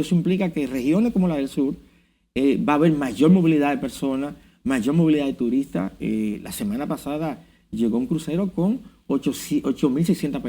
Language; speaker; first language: Spanish; native; Spanish